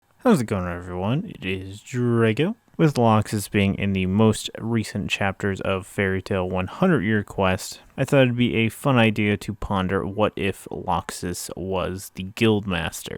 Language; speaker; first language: English; native; English